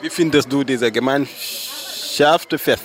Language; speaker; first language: German; non-native, learner; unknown